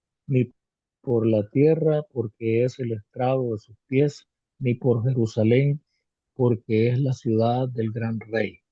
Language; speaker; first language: Spanish; native; Spanish